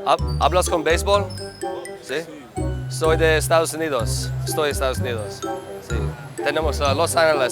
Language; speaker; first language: Spanish; non-native, learner; English